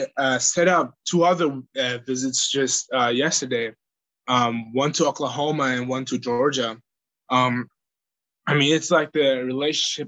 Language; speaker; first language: English; non-native, fluent; German